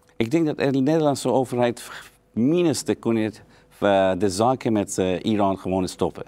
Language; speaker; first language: Dutch; non-native, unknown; Persian